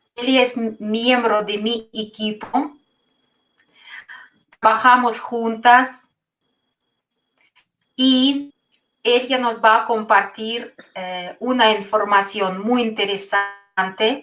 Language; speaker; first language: Spanish; non-native, fluent; Russian